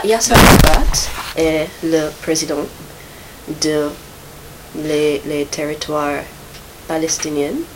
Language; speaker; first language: French; non-native, learner; English